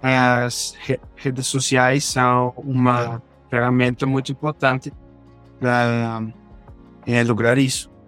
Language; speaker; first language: Portuguese; non-native, fluent; Spanish